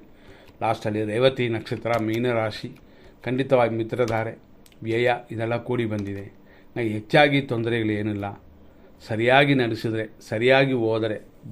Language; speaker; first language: Kannada; native; Kannada